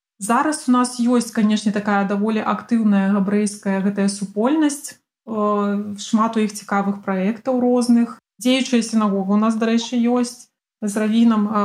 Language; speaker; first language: Belarusian; non-native, local second language; Russian